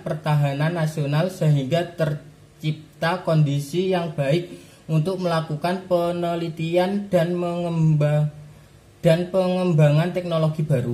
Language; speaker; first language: Indonesian; native; Indonesian